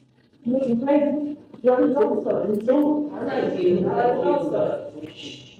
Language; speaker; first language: English; native; English